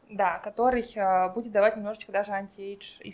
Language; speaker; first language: Russian; native; Russian